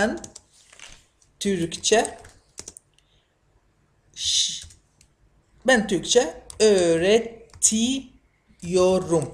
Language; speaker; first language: Turkish; non-native, fluent; Arabic